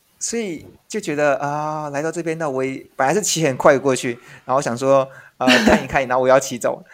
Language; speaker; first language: Chinese; native; Chinese